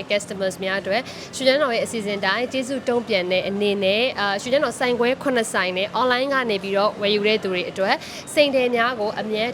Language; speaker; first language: Burmese; native; Burmese